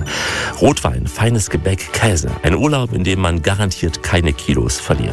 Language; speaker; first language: German; native; German